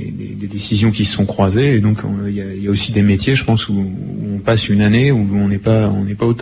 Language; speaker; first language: French; native; French